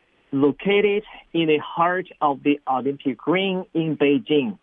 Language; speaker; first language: English; non-native, fluent; Chinese